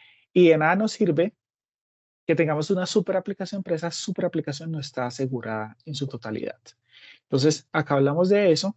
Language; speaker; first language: Spanish; native; Spanish